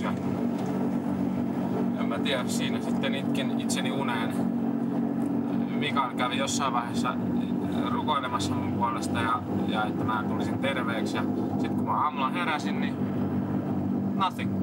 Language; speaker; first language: Finnish; native; Finnish